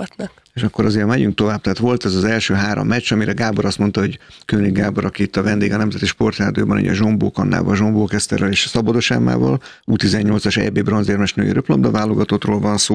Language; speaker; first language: Hungarian; native; Hungarian